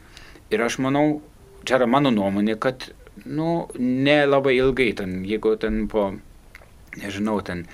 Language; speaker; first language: Lithuanian; non-native, fluent; German